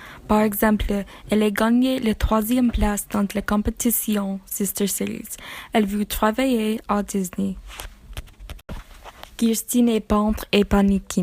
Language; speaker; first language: French; non-native, learner; English